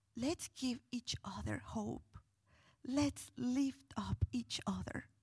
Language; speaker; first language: English; non-native, fluent; Spanish